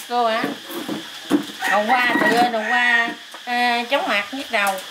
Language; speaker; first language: Vietnamese; native; Vietnamese